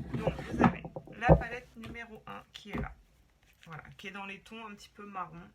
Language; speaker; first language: French; native; French